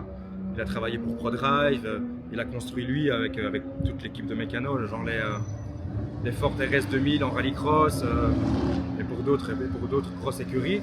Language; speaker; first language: French; native; French